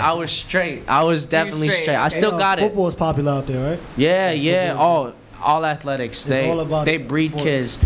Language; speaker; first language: English; native; English